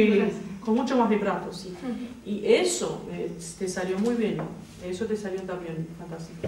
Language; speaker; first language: Spanish; non-native, fluent; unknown